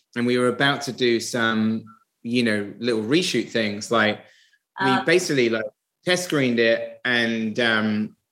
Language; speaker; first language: English; native; English